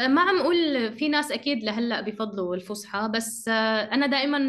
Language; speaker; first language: Arabic; native; Arabic